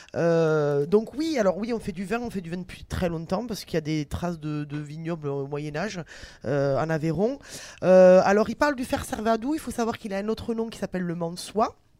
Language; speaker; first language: French; native; French